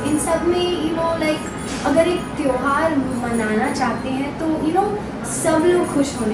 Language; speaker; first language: Hindi; non-native, local second language; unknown